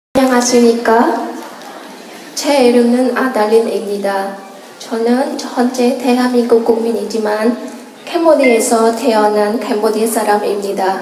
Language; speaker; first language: Korean; non-native, learner; Khmer